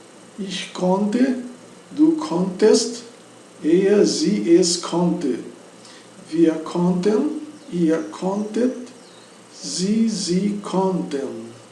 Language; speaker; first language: German; non-native, learner; Portuguese